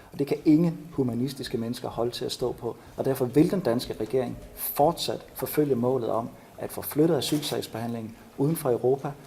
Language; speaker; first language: Danish; native; Danish